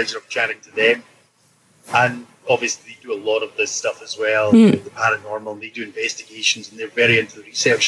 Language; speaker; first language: English; native; English